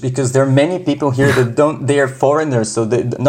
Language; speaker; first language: English; non-native, fluent; Portuguese